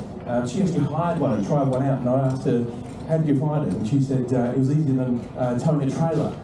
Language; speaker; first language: English; native; English